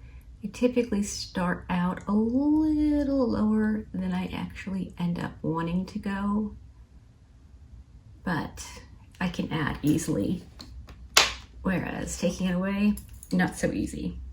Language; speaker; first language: English; native; English